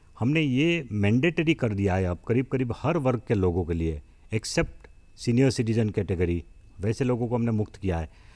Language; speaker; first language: Hindi; non-native, local second language; Gujarati